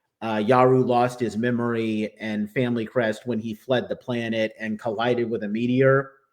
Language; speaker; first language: English; native; English